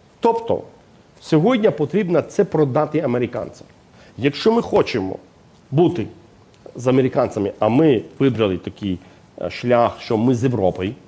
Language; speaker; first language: Ukrainian; non-native, fluent; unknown